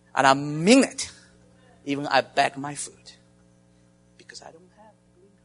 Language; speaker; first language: English; non-native, learner; Chinese